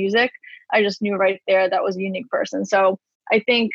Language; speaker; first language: English; native; English